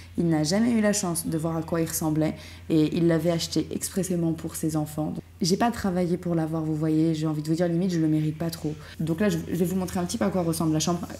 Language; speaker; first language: French; native; French